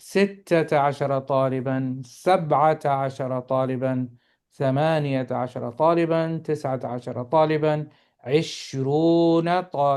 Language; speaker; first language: Arabic; non-native, fluent; English